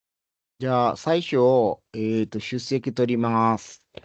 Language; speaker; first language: Japanese; non-native, fluent; Nepali